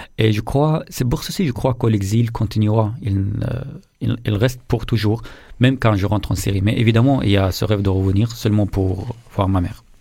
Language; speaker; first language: French; non-native, fluent; Arabic